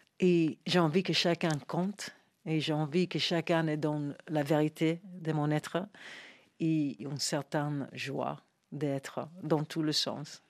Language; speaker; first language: French; non-native, fluent; English